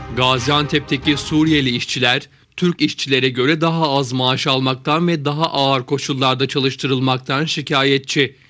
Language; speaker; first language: Turkish; native; Turkish